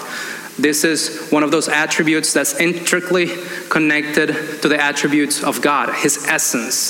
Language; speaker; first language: English; non-native, fluent; Spanish